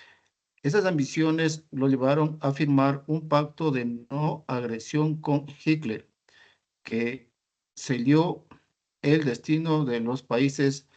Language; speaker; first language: Spanish; native; Spanish